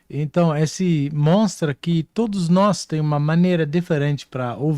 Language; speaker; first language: Portuguese; non-native, fluent; Dutch